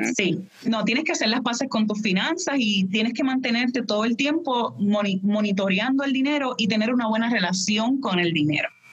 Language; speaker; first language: Spanish; native; Spanish